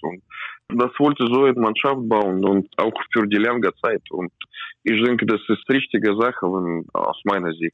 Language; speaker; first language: German; non-native, learner; Russian